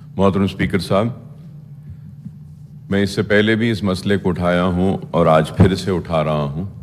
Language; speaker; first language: Urdu; native; Urdu